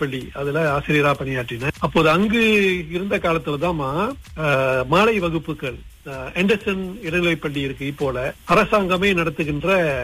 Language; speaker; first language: Tamil; early bilingual, heritage; Tamil